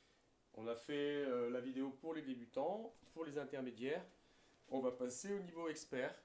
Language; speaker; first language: French; native; French